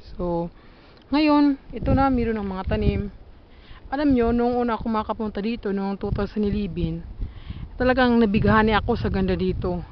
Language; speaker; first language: Filipino; non-native, local second language; Waray